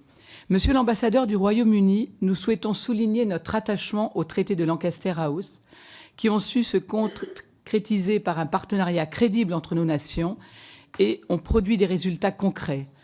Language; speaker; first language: French; native; French